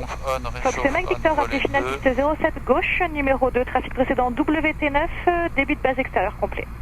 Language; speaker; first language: French; native; French